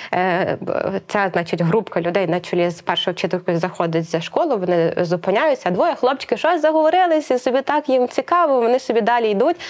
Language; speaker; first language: Ukrainian; native; Ukrainian